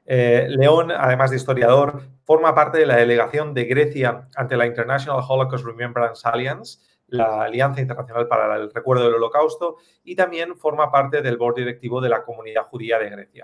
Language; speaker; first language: Spanish; native; Spanish